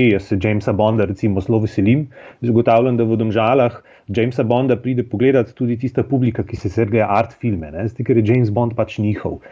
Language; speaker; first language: Slovenian; native; Slovenian